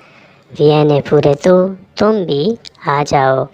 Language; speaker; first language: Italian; non-native, learner; Urdu